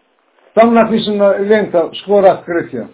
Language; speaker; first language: Russian; non-native, fluent; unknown